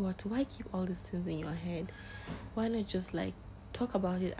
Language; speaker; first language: English; non-native, local second language; Hausa